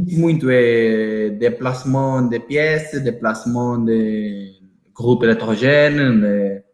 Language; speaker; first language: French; non-native, learner; Portuguese